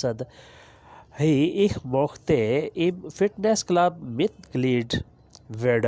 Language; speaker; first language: German; non-native, learner; Urdu